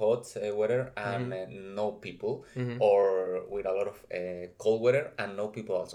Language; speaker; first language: English; non-native, learner; Spanish